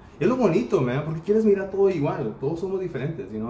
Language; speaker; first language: Spanish; native; Spanish